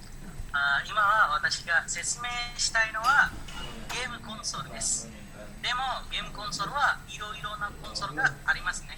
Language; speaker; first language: Japanese; non-native, learner; Indonesian